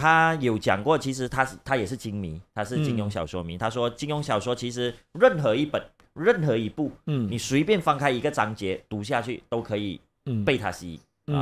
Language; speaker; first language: Chinese; native; Chinese